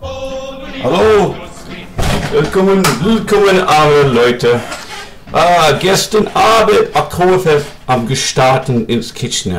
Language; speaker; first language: German; non-native, learner; English